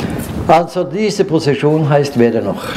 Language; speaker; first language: German; non-native, fluent; Norwegian